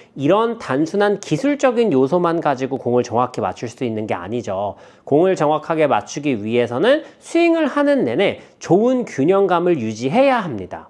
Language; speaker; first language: Korean; native; Korean